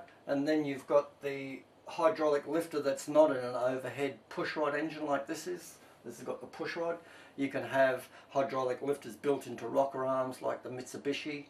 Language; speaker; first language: English; native; English